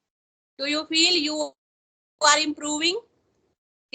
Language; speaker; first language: English; non-native, local second language; Hindi